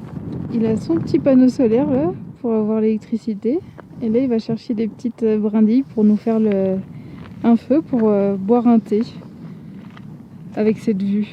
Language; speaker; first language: French; native; French